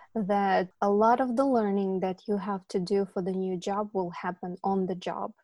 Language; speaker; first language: English; non-native, fluent; Ukrainian